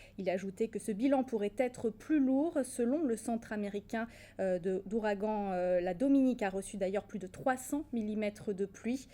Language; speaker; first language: French; native; French